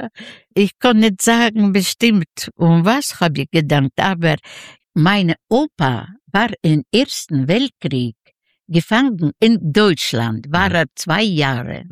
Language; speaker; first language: German; non-native, learner; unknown